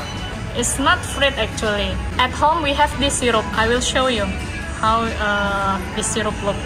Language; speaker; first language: English; non-native, learner; Indonesian